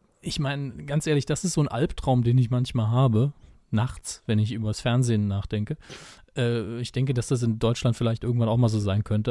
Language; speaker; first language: German; native; German